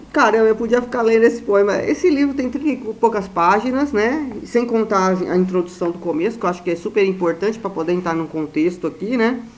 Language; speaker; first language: Portuguese; native; Portuguese